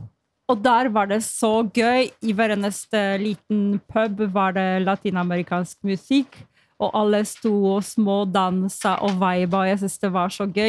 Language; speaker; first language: Norwegian; non-native, fluent; Polish